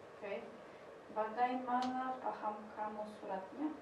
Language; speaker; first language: Indonesian; non-native, learner; Polish